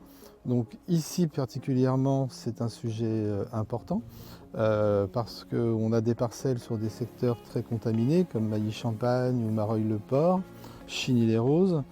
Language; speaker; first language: French; native; French